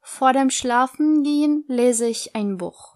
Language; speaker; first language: German; non-native, fluent; Turkish